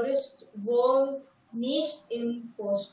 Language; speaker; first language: German; non-native, learner; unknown